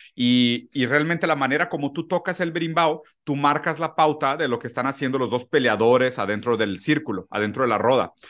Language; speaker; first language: Spanish; early bilingual, other home language; Portuguese